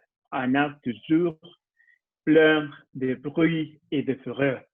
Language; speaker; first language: French; non-native, learner; Spanish